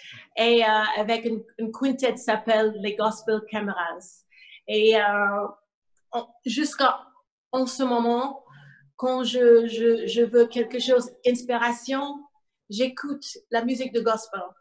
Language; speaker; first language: French; non-native, learner; English